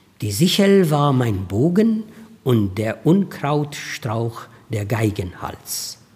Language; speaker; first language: German; non-native, fluent; Persian